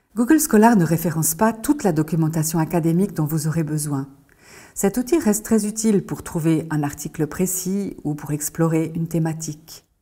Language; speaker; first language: French; native; French